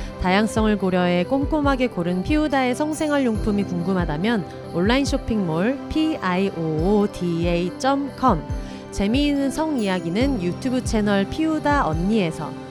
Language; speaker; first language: Korean; native; Korean